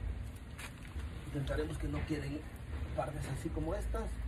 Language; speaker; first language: Spanish; native; Spanish